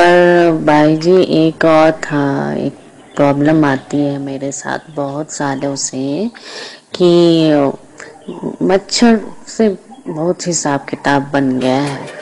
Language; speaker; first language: Hindi; native; Hindi